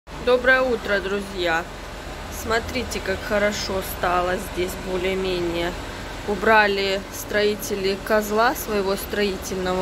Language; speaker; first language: Russian; native; Russian